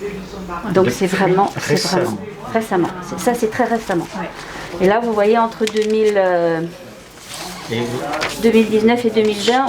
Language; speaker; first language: French; native; French